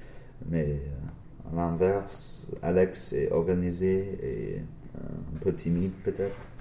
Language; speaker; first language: French; non-native, learner; English